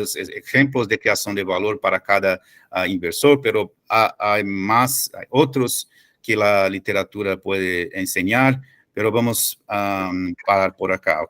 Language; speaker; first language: Spanish; non-native, fluent; Portuguese